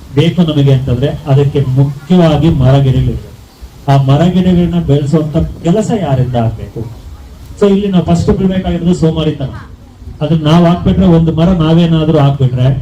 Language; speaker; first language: Kannada; native; Kannada